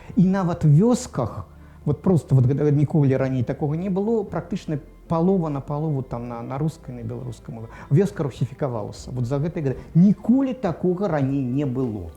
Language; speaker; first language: Belarusian; non-native, local second language; Russian